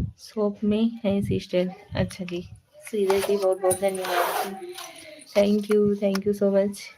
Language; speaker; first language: Hindi; native; Hindi